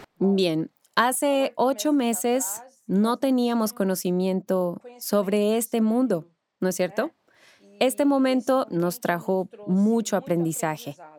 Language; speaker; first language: Spanish; non-native, fluent; Portuguese